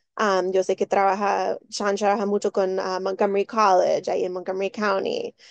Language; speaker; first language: Spanish; early bilingual, heritage; Spanish